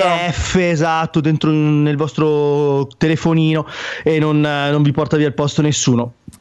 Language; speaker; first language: Italian; native; Italian